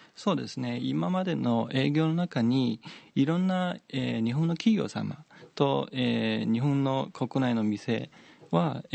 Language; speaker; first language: Japanese; non-native, fluent; Chinese